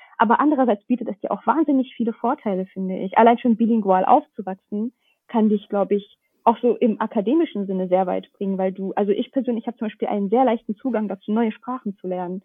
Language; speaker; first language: German; early bilingual, other home language; Russian